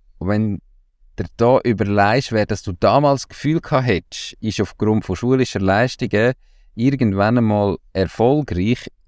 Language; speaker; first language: German; native; German